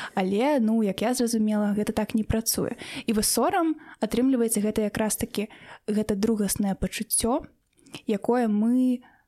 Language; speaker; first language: Belarusian; non-native, local second language; Russian